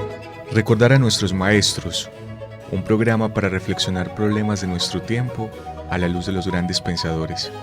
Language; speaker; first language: Spanish; native; Spanish